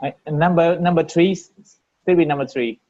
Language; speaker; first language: English; non-native, learner; Vietnamese